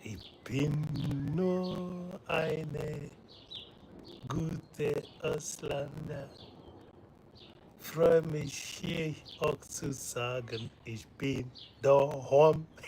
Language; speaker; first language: German; non-native, fluent; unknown